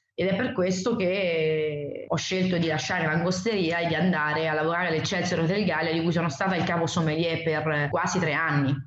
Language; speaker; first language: Italian; native; Italian